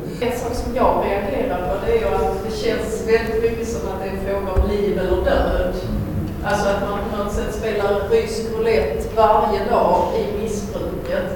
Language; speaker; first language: Swedish; native; Swedish